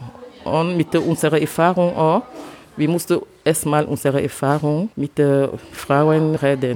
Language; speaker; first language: German; non-native, learner; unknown